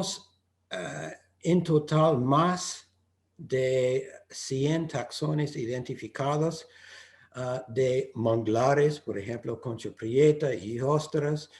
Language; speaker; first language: Spanish; non-native, fluent; English